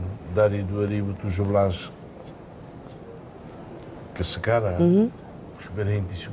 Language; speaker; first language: Indonesian; non-native, fluent; Tetum